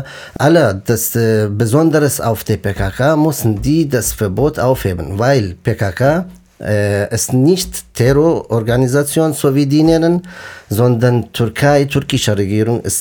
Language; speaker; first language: German; non-native, fluent; Kurdish